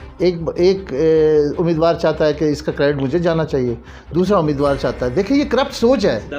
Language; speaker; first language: Urdu; non-native, local second language; Pahari-Potwari